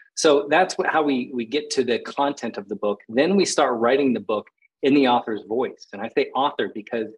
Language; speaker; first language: English; native; English